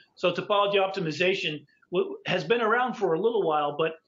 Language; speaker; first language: English; native; English